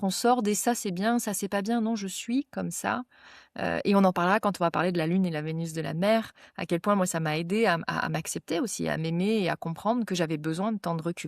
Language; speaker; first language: French; native; French